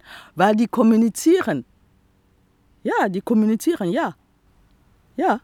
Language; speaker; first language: German; non-native, fluent; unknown